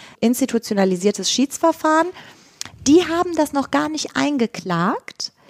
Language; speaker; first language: German; native; German